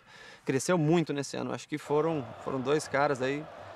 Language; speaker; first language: Portuguese; native; Portuguese